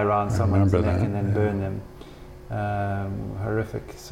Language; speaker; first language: English; native; English